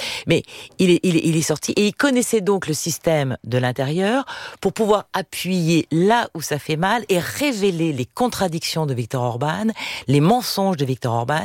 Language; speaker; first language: French; native; French